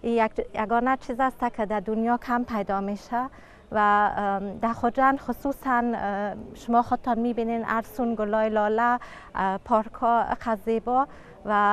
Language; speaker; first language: Persian; early bilingual, heritage; Persian